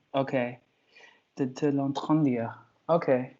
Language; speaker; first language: French; non-native, learner; Chinese